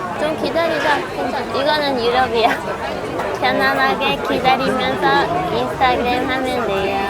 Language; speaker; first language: Korean; non-native, fluent; Dutch